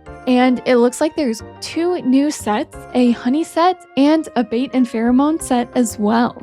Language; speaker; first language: English; native; English